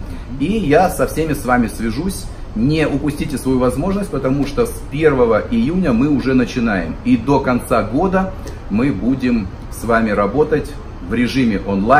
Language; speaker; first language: Russian; native; Russian